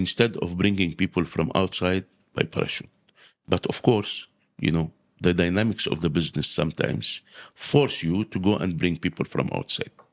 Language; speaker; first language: English; non-native, local second language; Arabic